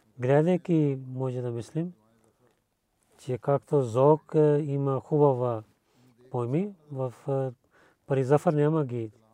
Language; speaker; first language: Bulgarian; non-native, learner; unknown